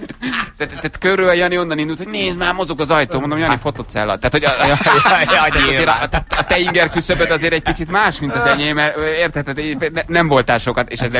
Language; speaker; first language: Hungarian; native; Hungarian